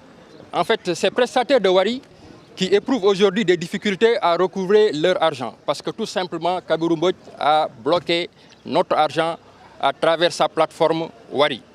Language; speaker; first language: French; non-native, local second language; Wolof